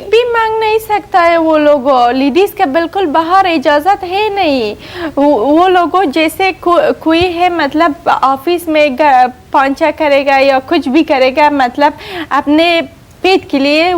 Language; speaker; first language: Hindi; non-native, learner; Persian